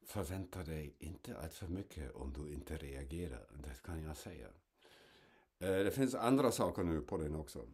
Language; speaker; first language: Swedish; non-native, fluent; German